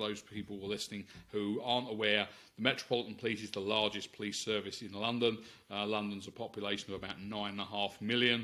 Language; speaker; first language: English; native; English